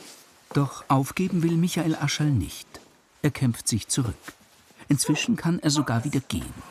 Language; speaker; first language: German; native; German